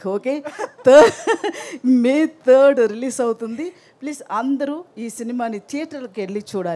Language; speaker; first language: Telugu; non-native, local second language; Tamil